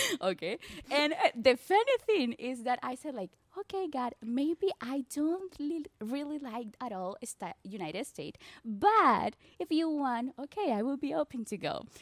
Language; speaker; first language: English; non-native, learner; Spanish